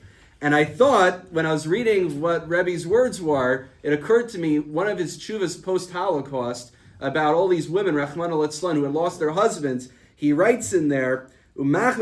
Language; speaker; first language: English; native; English